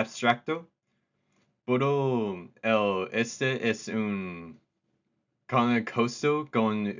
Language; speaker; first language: Spanish; non-native, learner; English